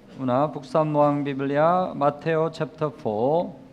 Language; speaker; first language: Filipino; non-native, learner; Korean